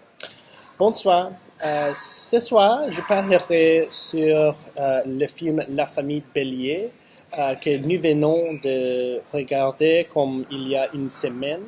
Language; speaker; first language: French; non-native, learner; English